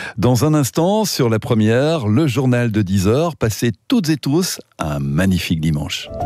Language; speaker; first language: French; native; French